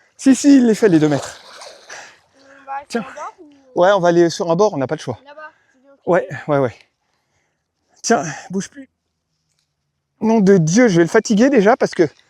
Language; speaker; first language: French; native; French